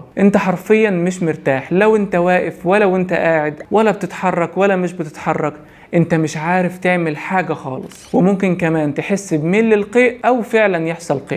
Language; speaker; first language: Arabic; native; Arabic